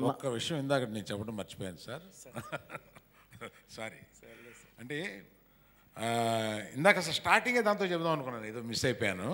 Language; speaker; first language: Telugu; native; Telugu